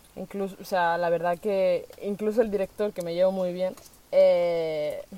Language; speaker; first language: Spanish; native; Spanish